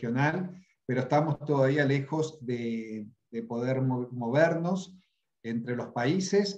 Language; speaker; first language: Spanish; native; Spanish